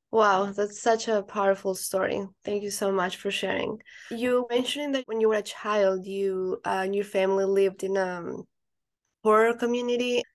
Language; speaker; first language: English; non-native, fluent; Spanish